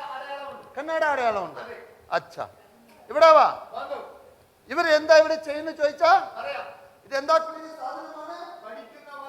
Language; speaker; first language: Malayalam; non-native, local second language; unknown